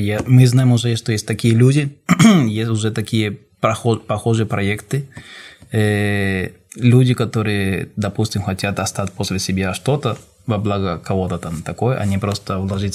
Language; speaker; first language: Russian; non-native, fluent; Spanish